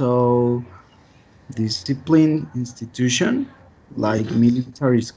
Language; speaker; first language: English; non-native, learner; Spanish